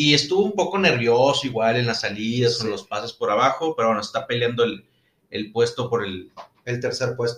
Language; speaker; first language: Spanish; native; Spanish